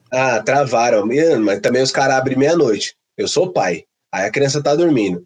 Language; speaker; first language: Portuguese; native; Portuguese